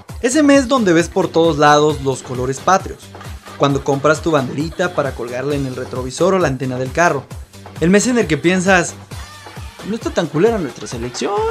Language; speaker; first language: Spanish; native; Spanish